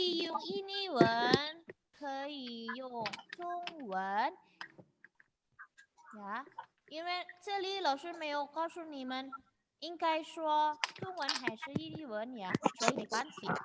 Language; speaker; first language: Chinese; non-native, fluent; Indonesian